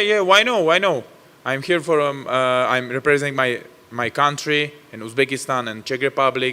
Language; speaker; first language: English; non-native, learner; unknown